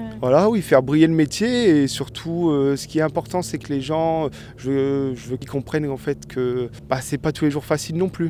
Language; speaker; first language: French; native; French